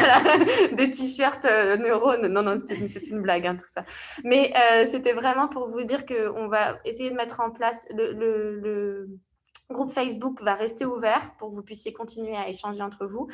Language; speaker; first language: French; native; French